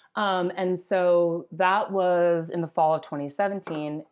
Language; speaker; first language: English; native; English